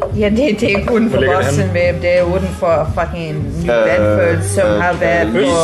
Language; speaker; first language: Danish; non-native, learner; English